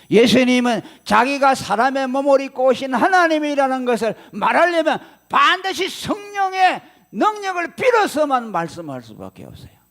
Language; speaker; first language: Korean; native; Korean